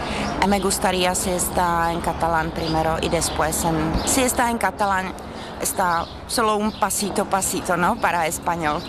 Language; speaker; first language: Spanish; non-native, learner; Czech